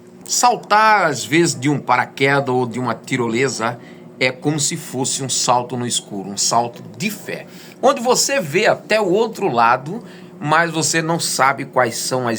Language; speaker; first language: Portuguese; native; Portuguese